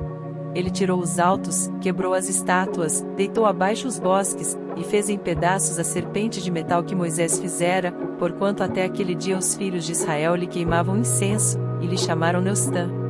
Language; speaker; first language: Portuguese; native; Portuguese